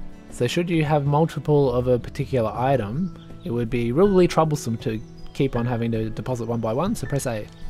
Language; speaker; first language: English; native; English